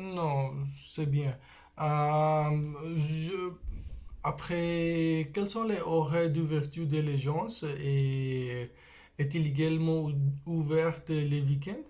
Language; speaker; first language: French; non-native, fluent; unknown